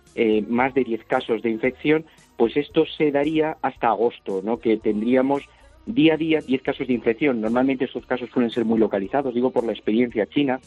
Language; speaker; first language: Spanish; native; Spanish